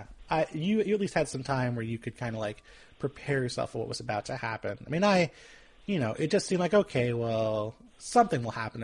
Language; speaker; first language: English; native; English